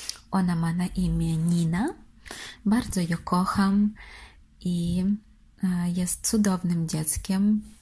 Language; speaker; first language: Polish; non-native, fluent; Russian